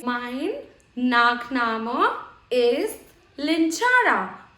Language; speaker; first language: German; non-native, fluent; Hindi